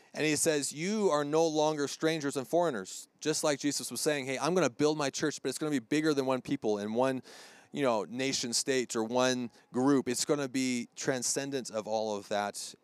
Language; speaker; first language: English; native; English